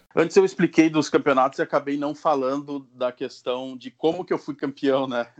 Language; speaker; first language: Portuguese; native; Portuguese